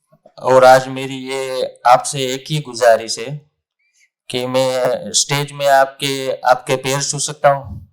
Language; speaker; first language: Hindi; non-native, local second language; Gujarati